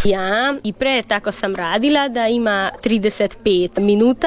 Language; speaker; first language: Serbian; non-native, local second language; Hungarian